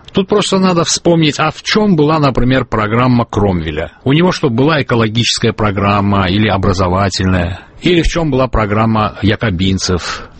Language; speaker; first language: Russian; non-native, local second language; Azerbaijani